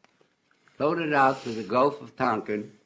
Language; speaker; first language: English; native; English